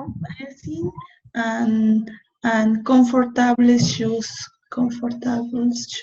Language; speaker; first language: English; non-native, learner; Spanish